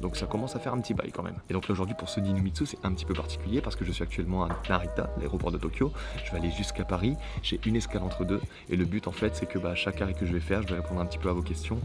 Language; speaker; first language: French; native; French